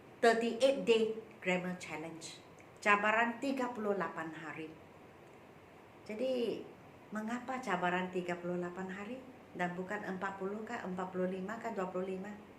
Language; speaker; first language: Malay; non-native, local second language; Chinese